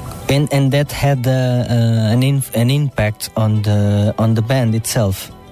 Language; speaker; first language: English; non-native, fluent; Portuguese